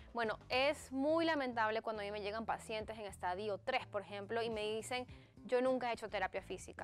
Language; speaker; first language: Spanish; native; Spanish